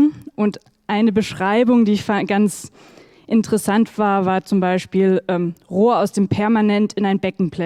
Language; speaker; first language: German; native; German